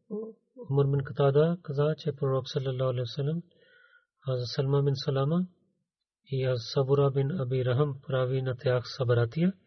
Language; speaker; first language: Bulgarian; non-native, learner; Urdu